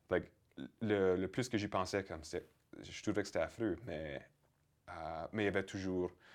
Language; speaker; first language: French; early bilingual, heritage; French